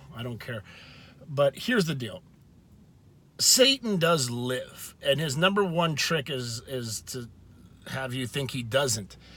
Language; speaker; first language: English; native; English